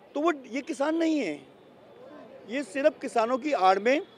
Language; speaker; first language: Hindi; native; Hindi